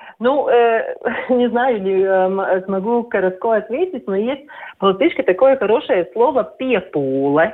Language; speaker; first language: Russian; non-native, local second language; Latvian